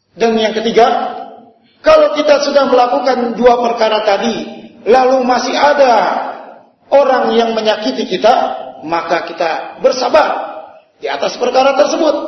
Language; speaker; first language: Indonesian; native; Indonesian